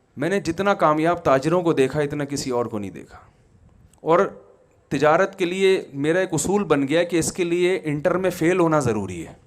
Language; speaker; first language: Urdu; native; Urdu